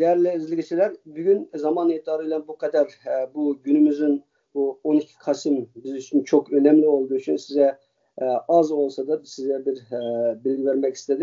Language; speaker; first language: Turkish; early bilingual, heritage; Uyghur